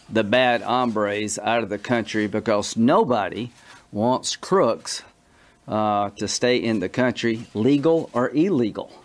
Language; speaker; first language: English; native; English